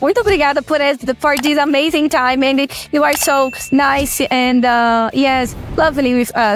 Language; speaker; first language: English; non-native, fluent; Portuguese